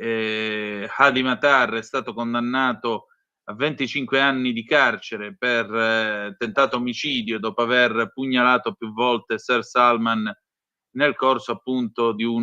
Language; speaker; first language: Italian; native; Italian